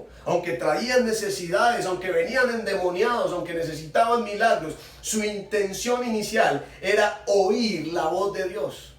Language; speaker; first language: Spanish; native; Spanish